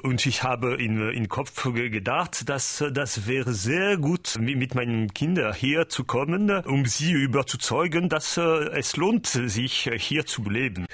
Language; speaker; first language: German; non-native, learner; French